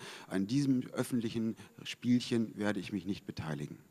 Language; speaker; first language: German; native; German